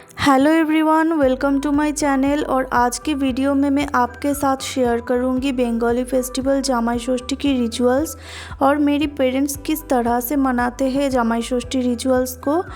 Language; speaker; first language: Hindi; non-native, local second language; Bangla